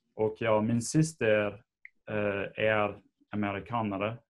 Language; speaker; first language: Swedish; non-native, fluent; English